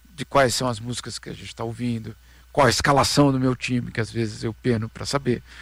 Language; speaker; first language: Portuguese; native; Portuguese